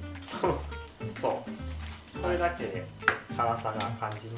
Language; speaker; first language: Japanese; non-native, learner; Thai